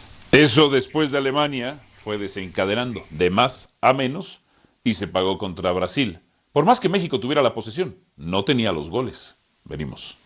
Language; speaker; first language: Spanish; native; Spanish